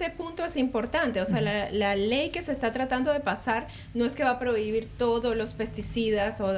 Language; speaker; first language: Spanish; native; Spanish